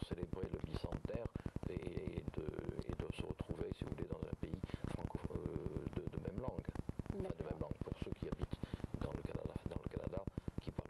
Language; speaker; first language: French; native; French